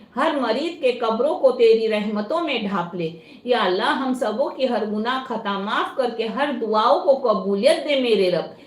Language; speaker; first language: Hindi; non-native, local second language; Konkani